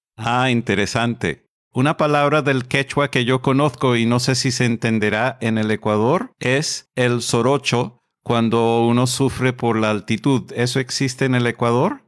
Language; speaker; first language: Spanish; non-native, fluent; English